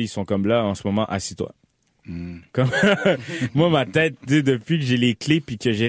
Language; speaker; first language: French; native; French